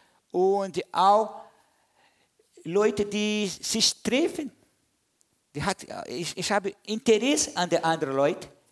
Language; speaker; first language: German; non-native, learner; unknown